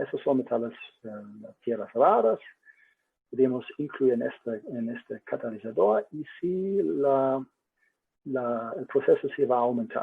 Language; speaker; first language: Spanish; non-native, learner; German